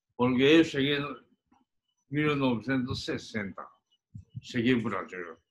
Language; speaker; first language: Portuguese; non-native, fluent; Japanese